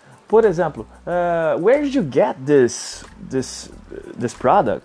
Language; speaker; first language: English; non-native, fluent; Portuguese